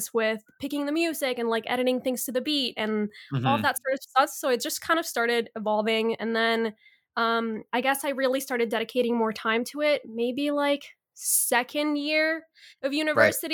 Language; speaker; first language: English; early bilingual, other home language; Spanish